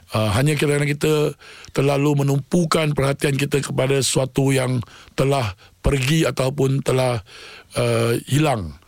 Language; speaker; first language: Malay; non-native, local second language; Tamil